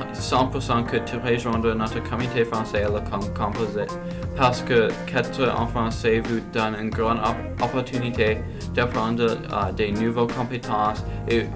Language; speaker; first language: French; non-native, local second language; English